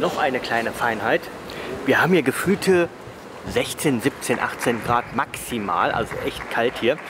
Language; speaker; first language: German; native; German